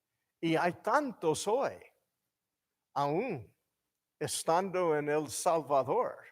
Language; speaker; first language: Spanish; non-native, fluent; English